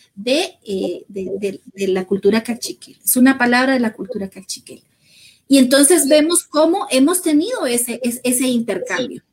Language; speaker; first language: Spanish; native; Spanish